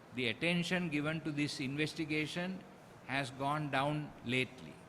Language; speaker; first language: English; non-native, local second language; Sinhala